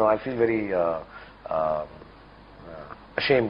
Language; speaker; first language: English; non-native, local second language; Hindi